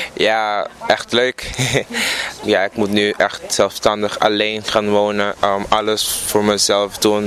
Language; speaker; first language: Dutch; non-native, local second language; Papiamento